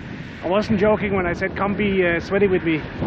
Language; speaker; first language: English; non-native, fluent; Danish